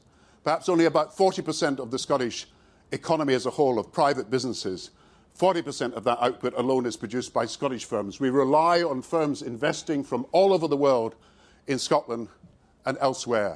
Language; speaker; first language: English; native; English